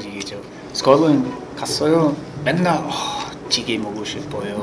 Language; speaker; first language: Korean; non-native, learner; English